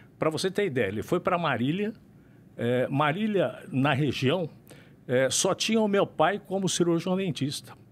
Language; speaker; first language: Portuguese; native; Portuguese